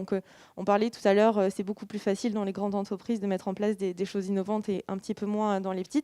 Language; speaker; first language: French; native; French